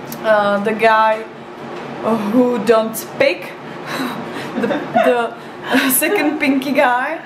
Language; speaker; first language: English; non-native, learner; Czech